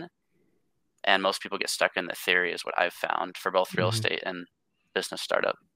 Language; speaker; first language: English; native; English